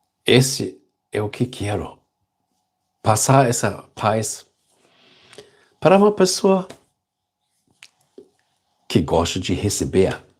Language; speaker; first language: Portuguese; non-native, learner; German